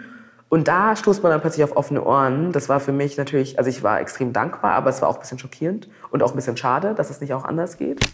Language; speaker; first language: German; native; German